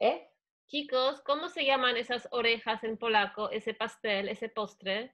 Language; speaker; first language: Spanish; non-native, fluent; Polish